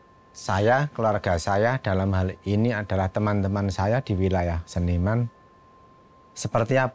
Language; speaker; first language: Indonesian; native; Indonesian